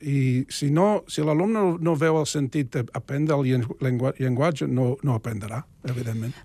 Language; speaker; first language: Catalan; non-native, fluent; English